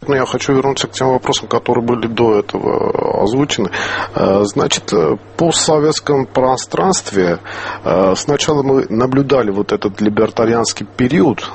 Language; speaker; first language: Russian; non-native, local second language; Armenian